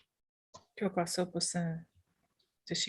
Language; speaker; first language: Korean; non-native, learner; English